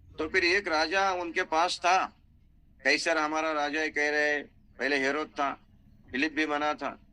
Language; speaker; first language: Hindi; non-native, local second language; Marathi